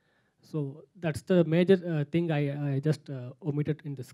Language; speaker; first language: Telugu; non-native, fluent; Tamil